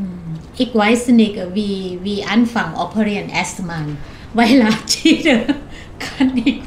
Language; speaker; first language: German; non-native, learner; Thai